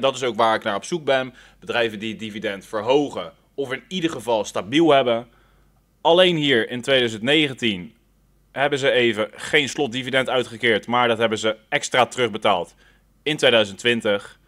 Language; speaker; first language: Dutch; native; Dutch